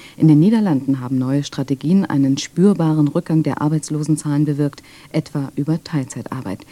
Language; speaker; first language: German; native; German